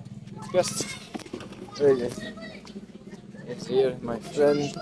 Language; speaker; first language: English; non-native, learner; Persian